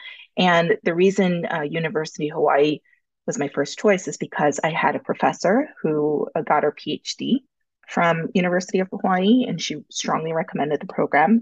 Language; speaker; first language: English; early bilingual, other home language; Korean